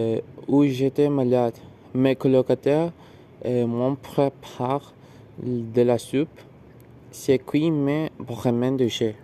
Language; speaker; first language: French; non-native, learner; Spanish